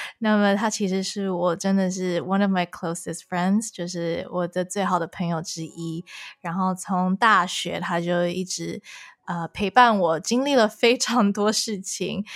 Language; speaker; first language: Chinese; early bilingual, heritage; Chinese